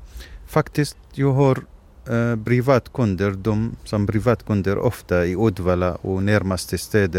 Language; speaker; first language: Swedish; non-native, fluent; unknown